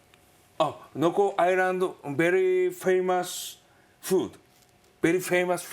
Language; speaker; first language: English; non-native, learner; Japanese